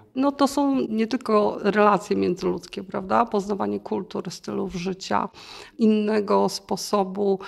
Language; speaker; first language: Polish; native; Polish